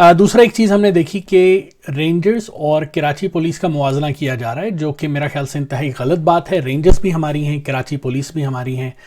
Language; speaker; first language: Urdu; non-native, local second language; Punjabi